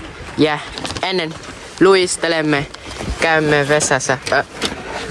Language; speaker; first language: Finnish; non-native, learner; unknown